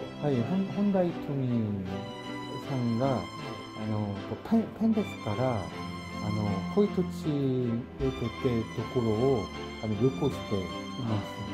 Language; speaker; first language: Japanese; non-native, learner; Korean